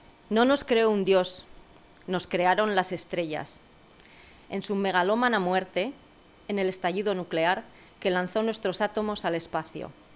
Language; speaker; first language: Spanish; native; Spanish